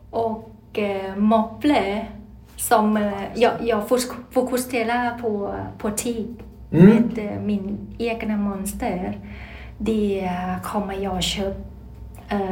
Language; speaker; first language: Swedish; non-native, learner; Thai